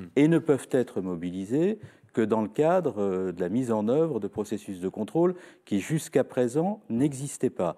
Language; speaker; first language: French; native; French